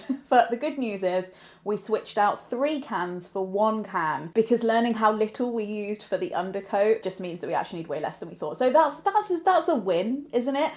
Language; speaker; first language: English; native; English